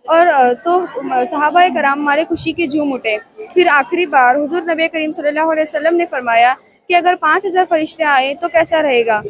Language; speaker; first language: Urdu; native; Urdu